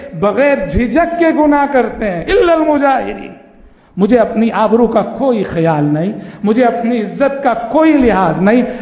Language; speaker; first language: Urdu; native; Urdu